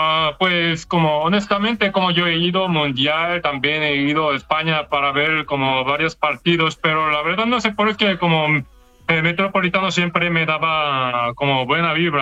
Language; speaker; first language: Spanish; non-native, learner; Korean